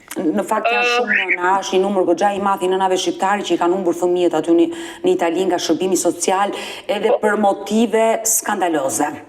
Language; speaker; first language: Albanian; native; Albanian